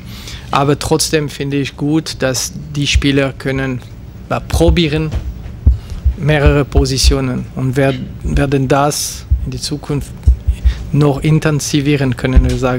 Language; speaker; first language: German; non-native, local second language; French